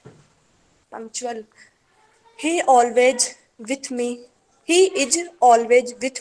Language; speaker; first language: English; non-native, learner; Hindi